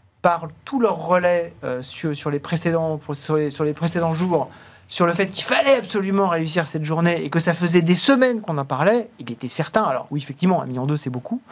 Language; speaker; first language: French; native; French